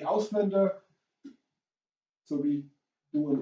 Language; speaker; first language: German; non-native, fluent; English